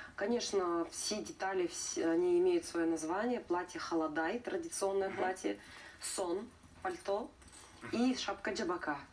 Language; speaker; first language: Russian; native; Russian